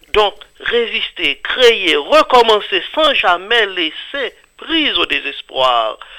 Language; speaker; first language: French; non-native, local second language; Haitian Creole